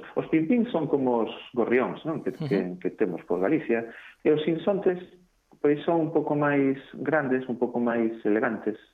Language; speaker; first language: Galician; native; Galician